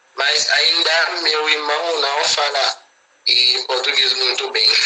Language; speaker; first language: Portuguese; non-native, fluent; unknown